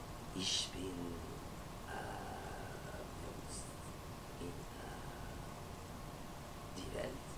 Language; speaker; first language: German; non-native, learner; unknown